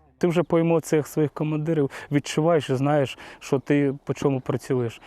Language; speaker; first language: Ukrainian; non-native, local second language; Russian